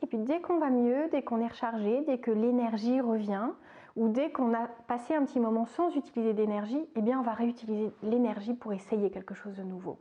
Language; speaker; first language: French; native; French